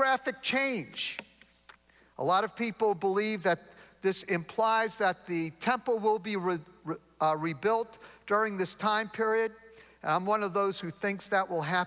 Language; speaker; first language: English; native; English